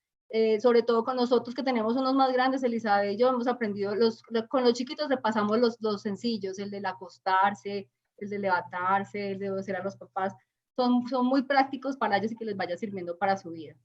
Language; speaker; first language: Spanish; native; Spanish